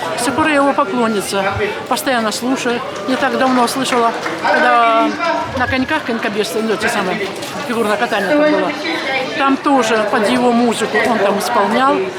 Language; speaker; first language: Russian; native; Russian